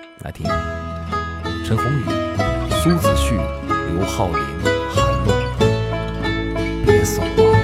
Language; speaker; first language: Chinese; native; Chinese